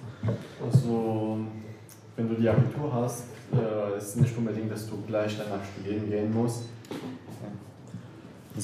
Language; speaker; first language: German; non-native, local second language; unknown